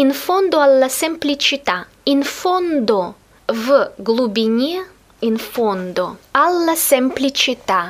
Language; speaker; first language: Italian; non-native, fluent; Russian